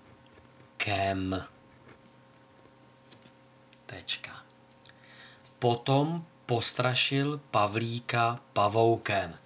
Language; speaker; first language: Czech; native; Czech